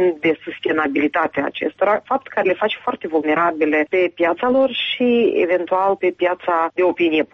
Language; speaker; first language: Romanian; native; Romanian